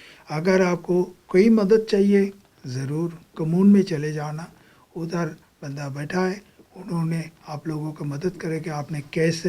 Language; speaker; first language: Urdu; non-native, fluent; Bangla